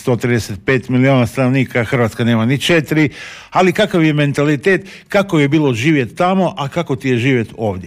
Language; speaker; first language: Croatian; native; Croatian